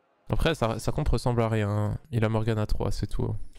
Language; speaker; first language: French; native; French